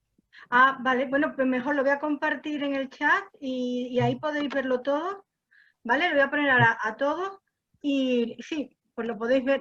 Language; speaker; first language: Spanish; native; Spanish